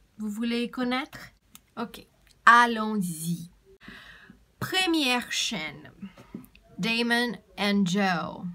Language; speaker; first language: French; non-native, learner; Portuguese